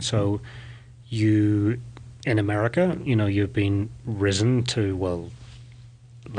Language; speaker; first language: English; native; English